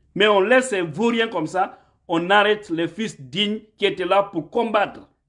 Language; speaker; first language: French; non-native, local second language; Fula